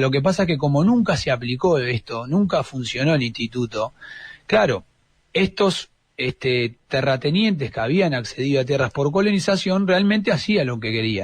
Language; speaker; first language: Spanish; native; Spanish